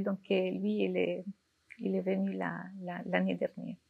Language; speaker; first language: French; non-native, fluent; Spanish